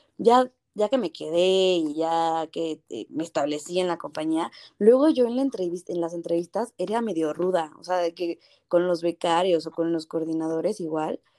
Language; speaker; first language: Spanish; native; Spanish